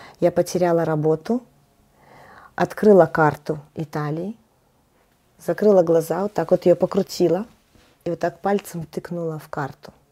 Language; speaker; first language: Russian; native; Russian